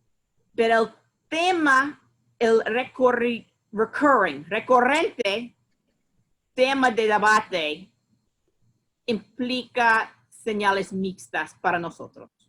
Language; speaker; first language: Spanish; non-native, fluent; English